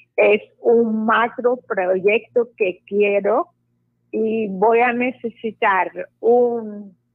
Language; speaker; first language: Spanish; non-native, fluent; Arabic